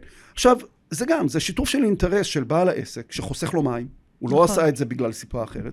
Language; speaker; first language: Hebrew; native; Hebrew